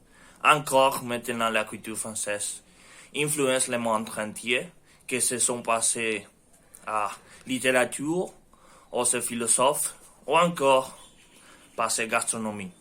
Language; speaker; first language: French; non-native, learner; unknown